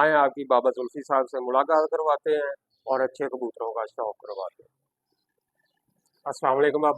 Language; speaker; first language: Hindi; non-native, local second language; Punjabi